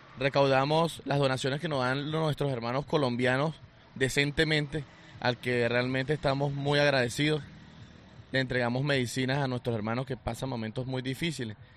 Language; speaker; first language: Spanish; native; Spanish